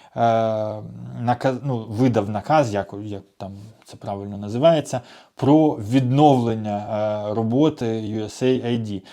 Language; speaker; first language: Ukrainian; non-native, local second language; Russian